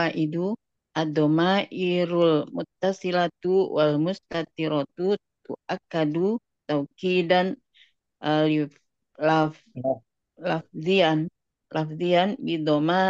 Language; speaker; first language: Arabic; non-native, learner; Indonesian